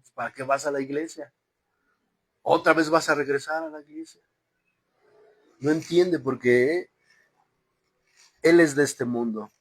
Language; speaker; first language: Spanish; native; Spanish